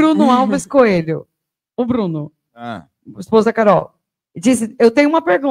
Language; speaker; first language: Portuguese; native; Portuguese